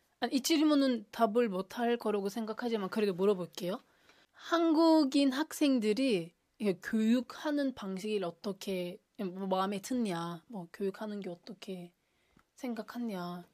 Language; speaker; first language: Korean; non-native, fluent; Turkish